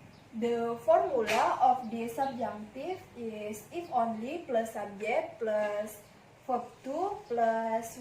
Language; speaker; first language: English; non-native, learner; Indonesian